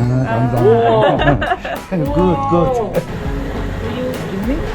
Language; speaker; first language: Korean; non-native, learner; Italian